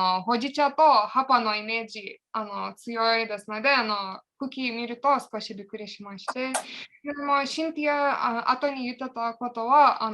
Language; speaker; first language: Japanese; non-native, fluent; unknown